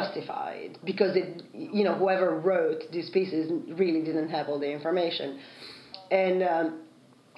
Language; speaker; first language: English; non-native, fluent; Italian